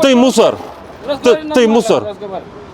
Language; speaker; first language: Russian; non-native, learner; Bulgarian